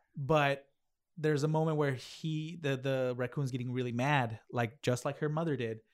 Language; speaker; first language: English; native; English